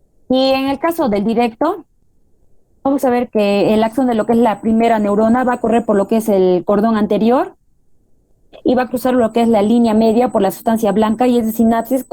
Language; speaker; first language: Spanish; native; Spanish